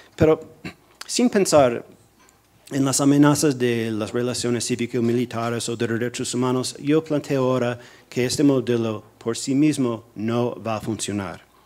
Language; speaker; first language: Spanish; non-native, fluent; English